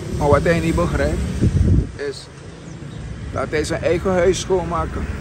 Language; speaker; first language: Dutch; native; Dutch